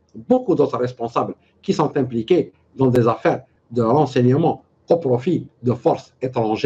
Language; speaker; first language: French; non-native, local second language; Arabic